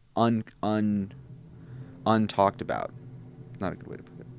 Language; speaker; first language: English; early bilingual, other home language; Bosnian